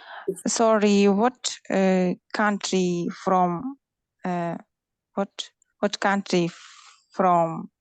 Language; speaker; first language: English; non-native, learner; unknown